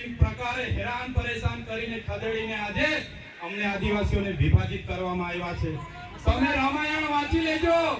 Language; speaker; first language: Gujarati; non-native, local second language; Vasavi